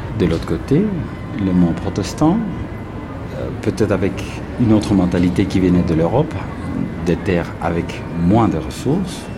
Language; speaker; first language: French; non-native, fluent; Spanish